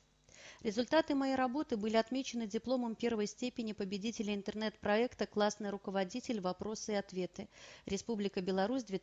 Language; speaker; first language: Russian; native; Russian